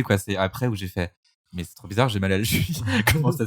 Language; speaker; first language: French; native; French